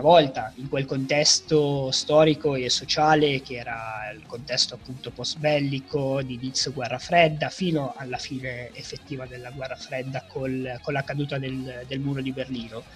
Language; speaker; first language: Italian; native; Italian